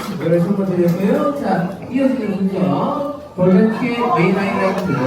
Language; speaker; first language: Korean; native; Korean